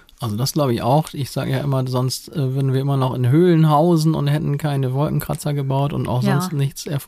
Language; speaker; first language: German; native; German